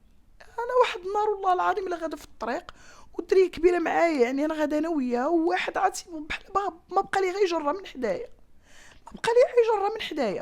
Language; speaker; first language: Arabic; native; Arabic